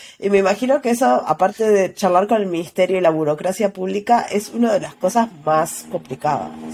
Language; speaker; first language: Spanish; native; Spanish